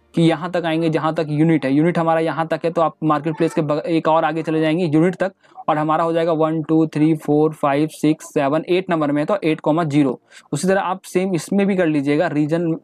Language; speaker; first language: Hindi; native; Hindi